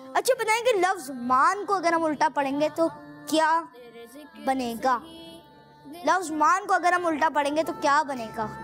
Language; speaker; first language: Urdu; native; Urdu